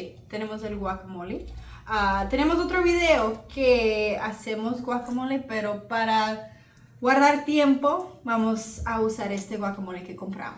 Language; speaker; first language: Spanish; early bilingual, heritage; Spanish